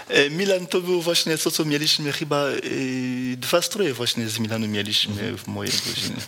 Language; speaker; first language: Polish; non-native, fluent; Lingala